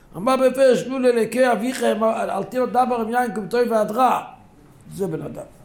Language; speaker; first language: Hebrew; non-native, local second language; Yiddish